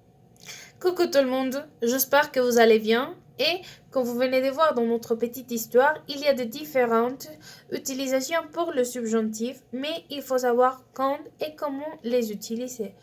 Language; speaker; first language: French; non-native, learner; Spanish